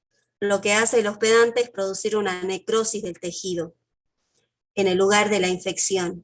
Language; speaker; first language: Spanish; native; Spanish